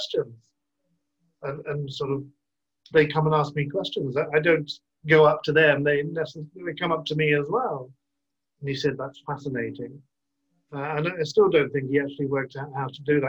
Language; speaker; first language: English; native; English